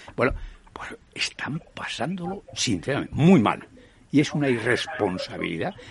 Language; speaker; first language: Spanish; native; Spanish